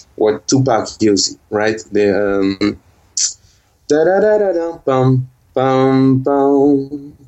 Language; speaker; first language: English; early bilingual, heritage; Dutch